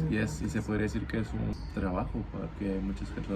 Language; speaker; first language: Spanish; native; Spanish